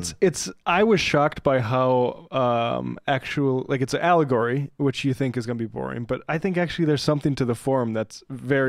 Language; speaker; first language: English; native; English